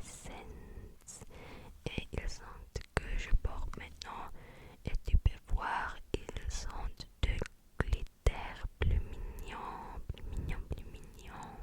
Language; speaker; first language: French; non-native, learner; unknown